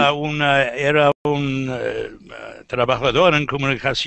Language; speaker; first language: Spanish; non-native, learner; English